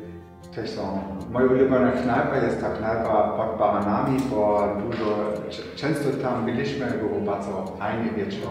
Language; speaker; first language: Polish; non-native, learner; German